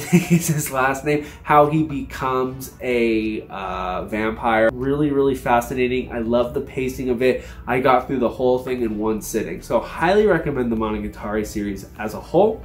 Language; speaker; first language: English; native; English